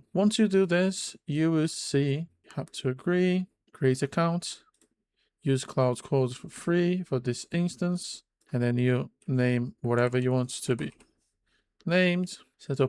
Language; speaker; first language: English; non-native, fluent; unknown